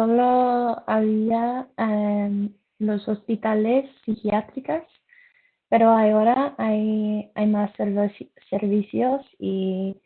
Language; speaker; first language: Spanish; non-native, learner; English